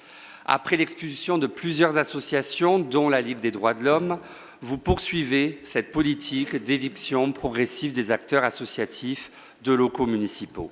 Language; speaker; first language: French; native; French